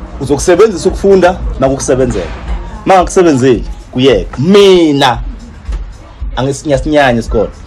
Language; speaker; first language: Zulu; native; Zulu